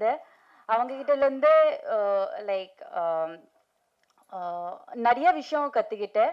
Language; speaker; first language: Tamil; non-native, fluent; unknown